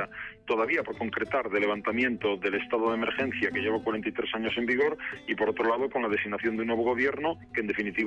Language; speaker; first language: Spanish; native; Spanish